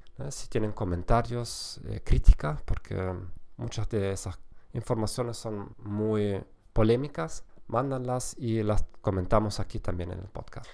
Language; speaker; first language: Spanish; non-native, fluent; German